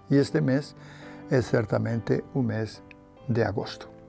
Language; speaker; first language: Portuguese; non-native, fluent; Spanish